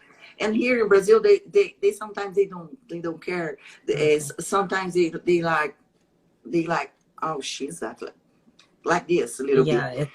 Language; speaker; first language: English; non-native, learner; Portuguese